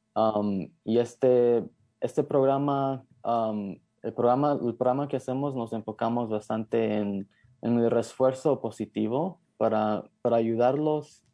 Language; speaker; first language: Spanish; early bilingual, heritage; Spanish